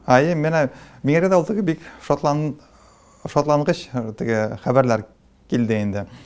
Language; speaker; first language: Tatar; non-native, local second language; Russian